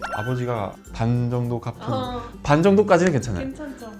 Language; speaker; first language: Korean; non-native, fluent; Finnish